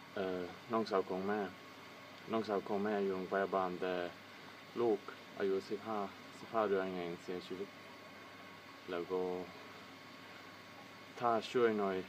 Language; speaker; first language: Thai; non-native, learner; English